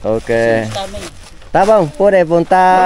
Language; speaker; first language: Portuguese; non-native, learner; Vietnamese